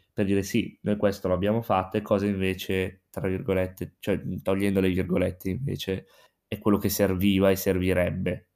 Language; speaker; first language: Italian; native; Italian